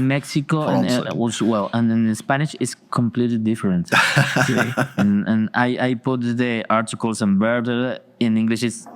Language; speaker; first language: English; non-native, learner; Spanish